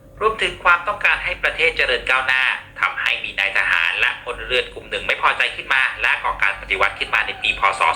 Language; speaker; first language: Thai; native; Thai